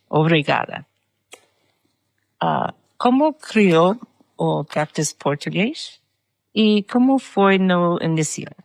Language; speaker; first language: Portuguese; non-native, learner; English